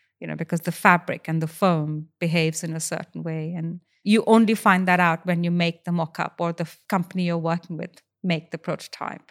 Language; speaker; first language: English; non-native, local second language; Hindi